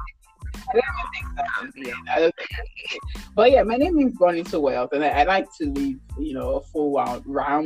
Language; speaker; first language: English; non-native, local second language; Yoruba